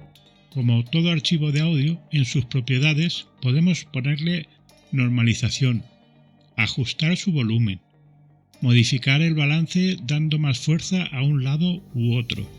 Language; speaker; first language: Spanish; native; Spanish